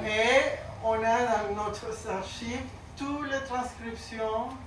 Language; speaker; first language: French; non-native, learner; Spanish